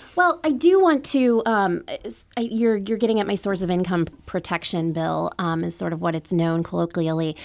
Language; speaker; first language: English; native; English